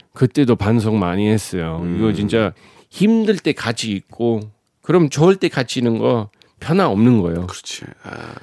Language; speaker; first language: Korean; non-native, fluent; English